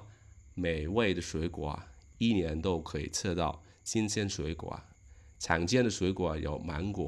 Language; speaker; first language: Chinese; non-native, learner; Khmer